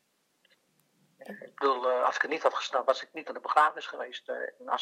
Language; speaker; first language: Dutch; early bilingual, other home language; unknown